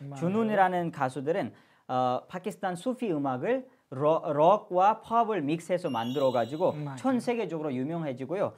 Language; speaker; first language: Korean; non-native, fluent; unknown